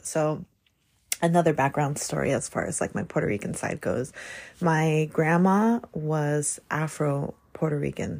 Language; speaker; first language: English; native; English